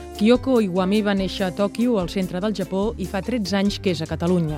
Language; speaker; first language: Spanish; non-native, local second language; Catalan